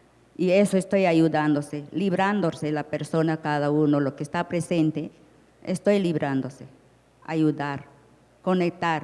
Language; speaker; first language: Spanish; non-native, local second language; Shipibo-Conibo